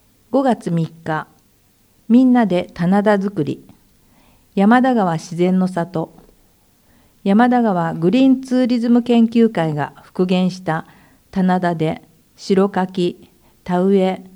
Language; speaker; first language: Japanese; native; Japanese